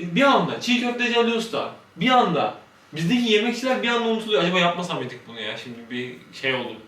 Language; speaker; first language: Turkish; native; Turkish